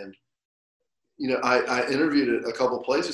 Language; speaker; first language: English; native; English